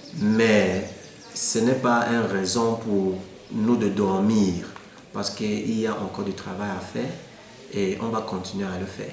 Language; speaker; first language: French; non-native, local second language; English